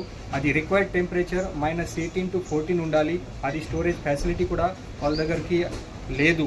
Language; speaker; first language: Telugu; non-native, local second language; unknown